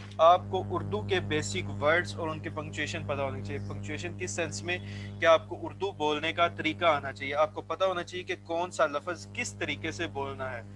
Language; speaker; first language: Urdu; non-native, local second language; Punjabi